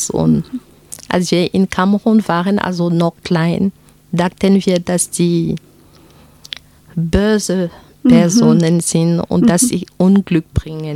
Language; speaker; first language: German; non-native, fluent; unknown